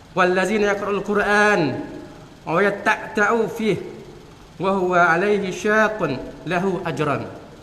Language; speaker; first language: Thai; non-native, local second language; Malay